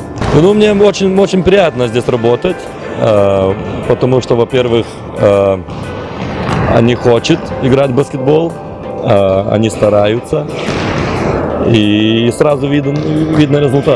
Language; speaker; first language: Russian; non-native, local second language; Lithuanian